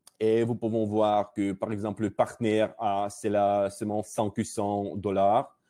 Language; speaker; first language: French; non-native, learner; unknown